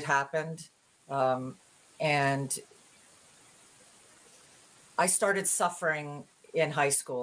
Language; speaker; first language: English; native; English